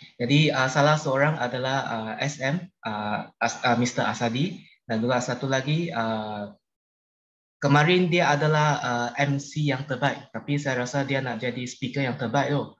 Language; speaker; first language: Malay; non-native, local second language; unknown